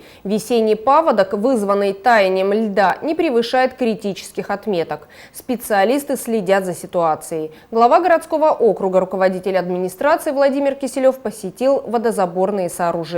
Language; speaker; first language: Russian; native; Russian